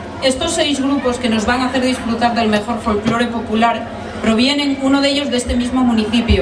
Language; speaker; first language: Spanish; native; Spanish